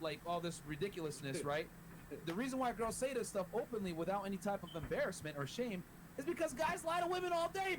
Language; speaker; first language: English; native; English